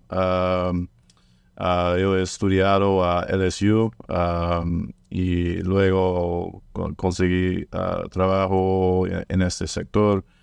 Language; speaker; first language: Spanish; non-native, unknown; French